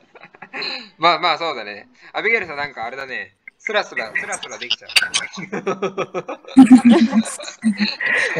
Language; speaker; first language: Japanese; native; Japanese